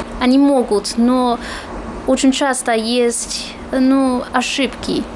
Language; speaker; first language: Russian; non-native, fluent; Chinese